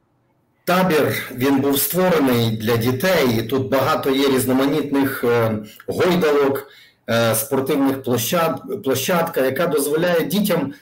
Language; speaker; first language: Ukrainian; native; Ukrainian